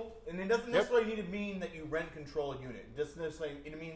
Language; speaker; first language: English; native; English